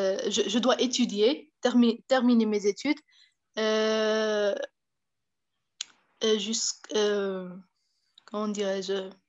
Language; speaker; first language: French; non-native, fluent; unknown